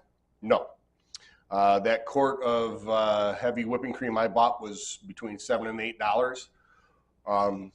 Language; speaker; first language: English; native; English